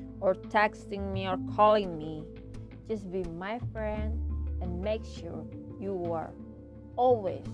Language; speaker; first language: English; non-native, learner; Indonesian